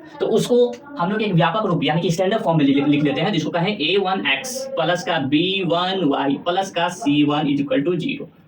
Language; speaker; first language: Hindi; native; Hindi